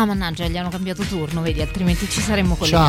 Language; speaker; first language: Italian; native; Italian